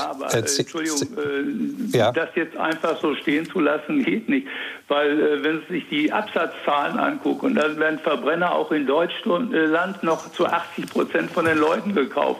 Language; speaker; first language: German; native; German